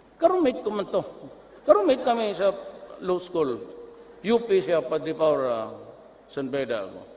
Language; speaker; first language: Filipino; non-native, local second language; Cebuano